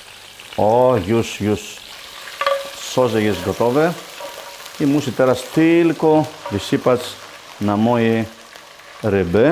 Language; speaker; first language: Polish; non-native, learner; Greek